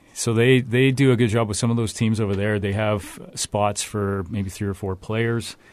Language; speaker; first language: English; native; English